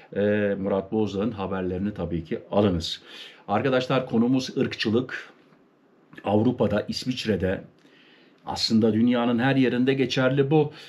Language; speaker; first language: Turkish; native; Turkish